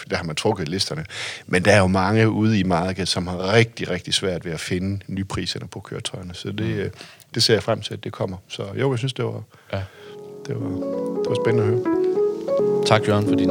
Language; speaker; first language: Danish; native; Danish